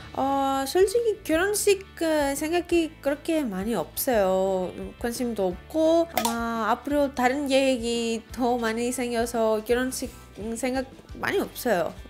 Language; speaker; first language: Korean; non-native, learner; Greek